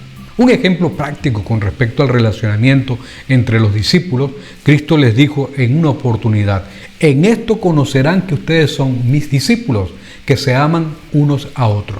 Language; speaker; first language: Spanish; native; Spanish